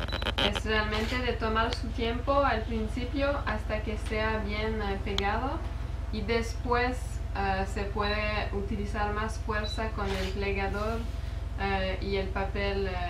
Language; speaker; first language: Spanish; non-native, fluent; French